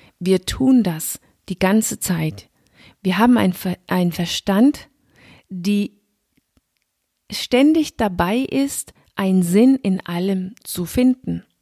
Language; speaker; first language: German; non-native, fluent; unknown